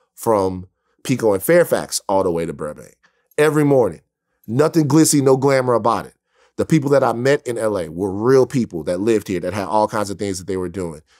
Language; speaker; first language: English; native; English